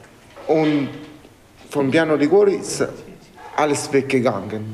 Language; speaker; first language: German; non-native, learner; Italian